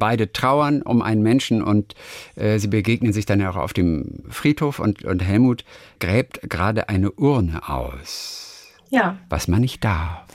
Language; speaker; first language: German; native; German